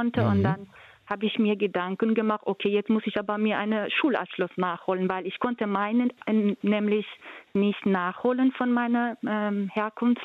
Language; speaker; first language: German; non-native, fluent; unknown